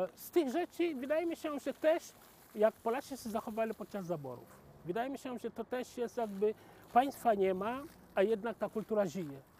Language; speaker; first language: Polish; non-native, fluent; Wolof